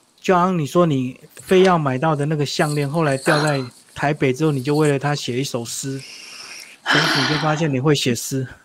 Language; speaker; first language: Chinese; native; Chinese